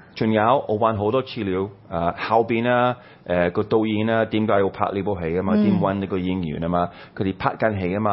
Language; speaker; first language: Cantonese; non-native, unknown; English